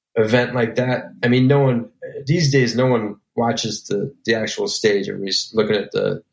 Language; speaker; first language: English; native; English